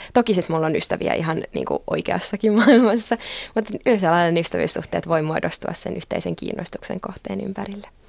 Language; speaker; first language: Finnish; native; Finnish